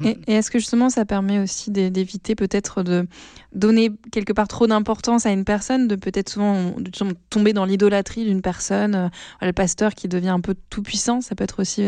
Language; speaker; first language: French; native; French